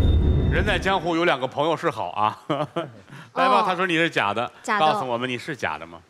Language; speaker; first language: Chinese; native; Chinese